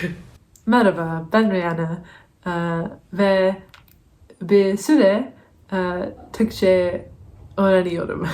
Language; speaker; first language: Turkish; non-native, learner; English